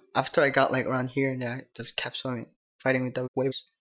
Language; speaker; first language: English; non-native, learner; Korean